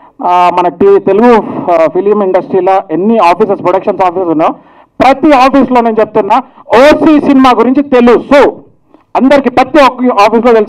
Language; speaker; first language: Telugu; native; Telugu